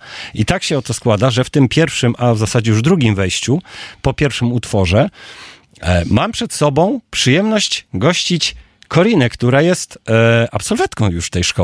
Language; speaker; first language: Polish; native; Polish